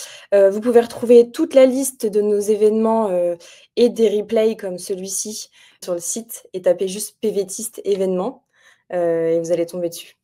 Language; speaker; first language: French; native; French